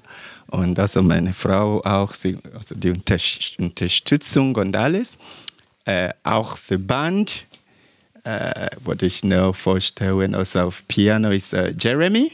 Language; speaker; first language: German; non-native, learner; English